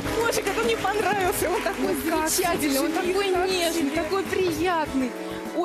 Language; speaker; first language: Russian; native; Russian